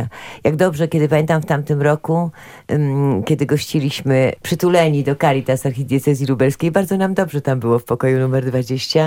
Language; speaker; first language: Polish; native; Polish